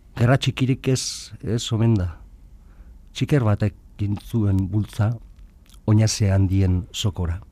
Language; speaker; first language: Basque; non-native, local second language; Spanish